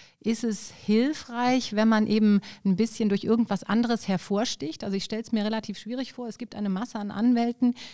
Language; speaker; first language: German; native; German